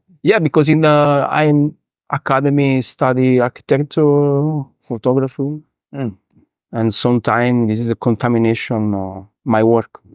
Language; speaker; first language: English; non-native, learner; Italian